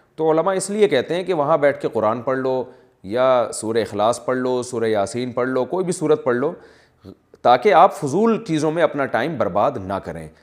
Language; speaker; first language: Urdu; native; Urdu